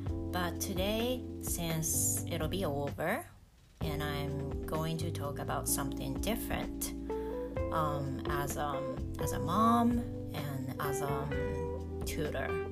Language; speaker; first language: English; non-native, fluent; Japanese